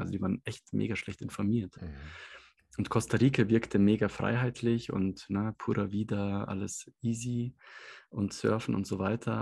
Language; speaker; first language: German; native; German